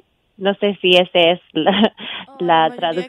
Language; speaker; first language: Spanish; non-native, fluent; English